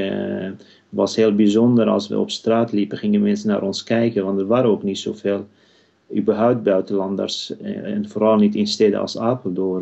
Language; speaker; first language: Dutch; non-native, fluent; Kurdish